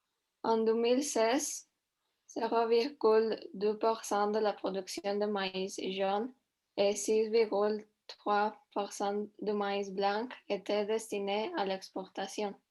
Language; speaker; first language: French; non-native, learner; Spanish